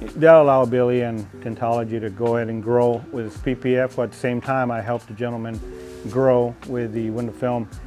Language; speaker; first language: English; native; English